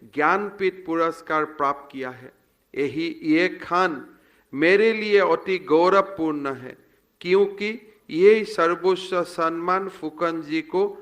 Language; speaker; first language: Hindi; non-native, local second language; Assamese